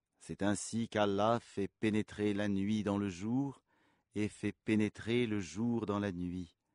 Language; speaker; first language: French; native; French